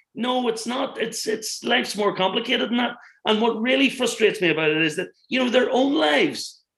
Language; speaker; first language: English; native; English